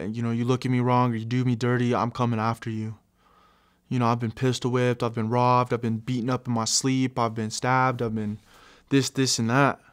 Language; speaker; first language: English; native; English